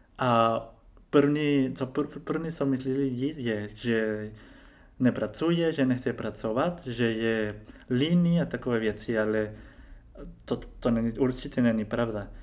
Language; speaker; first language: Czech; non-native, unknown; Spanish